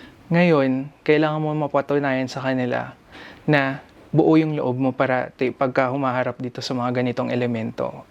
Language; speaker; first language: Filipino; native; Filipino